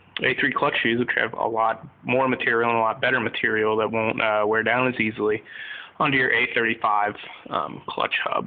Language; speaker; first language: English; native; English